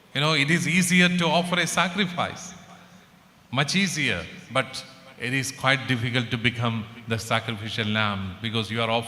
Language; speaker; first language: English; non-native, local second language; Malayalam